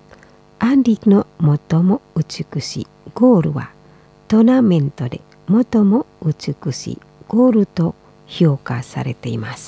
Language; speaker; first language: Japanese; non-native, fluent; Indonesian